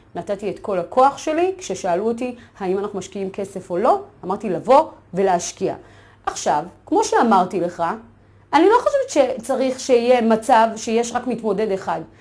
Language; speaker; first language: Hebrew; early bilingual, other home language; Amharic